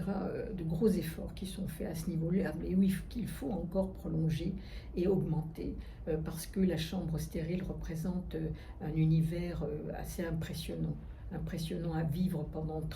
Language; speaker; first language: French; native; French